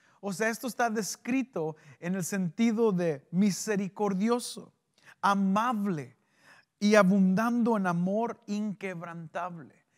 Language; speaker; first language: Spanish; early bilingual, heritage; Spanish